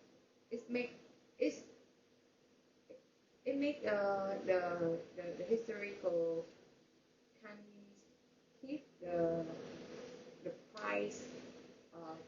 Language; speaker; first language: English; non-native, learner; Vietnamese